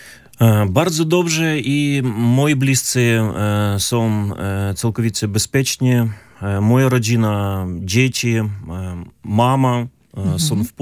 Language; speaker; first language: Polish; non-native, learner; Ukrainian